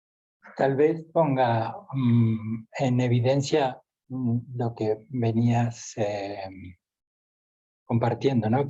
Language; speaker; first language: Spanish; native; Spanish